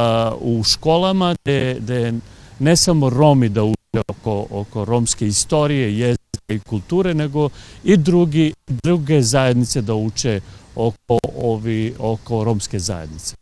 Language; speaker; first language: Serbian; non-native, local second language; Romany